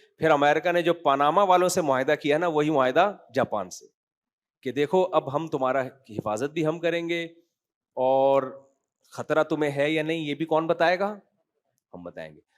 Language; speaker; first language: Urdu; native; Urdu